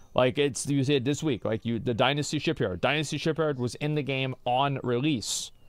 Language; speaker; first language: English; native; English